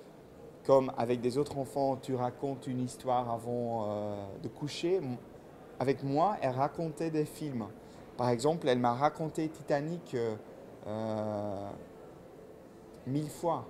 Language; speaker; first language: French; non-native, local second language; Dutch